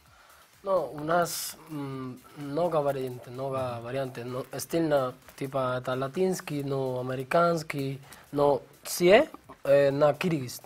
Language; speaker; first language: Russian; non-native, learner; Spanish